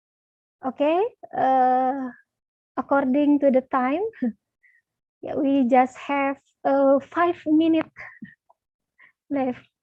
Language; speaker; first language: English; non-native, learner; Indonesian